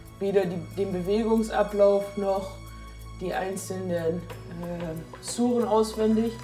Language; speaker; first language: German; native; German